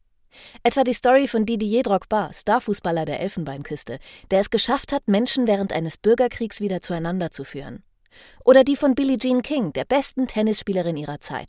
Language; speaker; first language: German; native; German